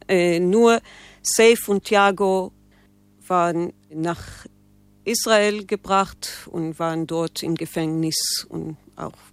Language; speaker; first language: German; non-native, fluent; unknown